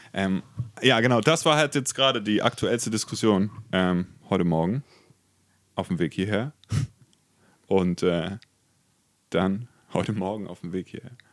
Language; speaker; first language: German; native; German